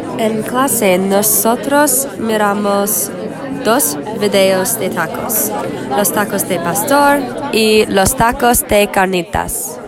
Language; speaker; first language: Spanish; non-native, learner; English